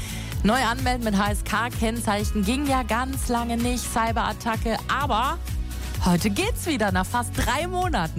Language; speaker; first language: German; native; German